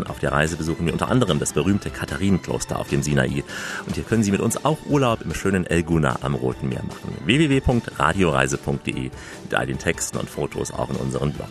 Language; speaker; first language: German; native; German